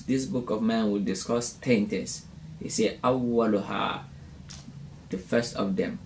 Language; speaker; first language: English; non-native, local second language; Hausa